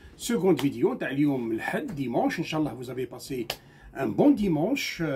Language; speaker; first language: French; non-native, local second language; Arabic